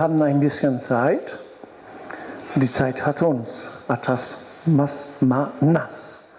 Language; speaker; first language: German; non-native, fluent; Polish